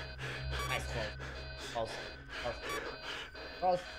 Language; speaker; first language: English; native; English